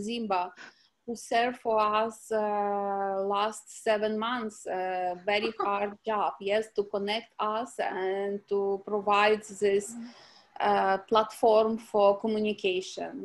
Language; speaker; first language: English; non-native, learner; Ukrainian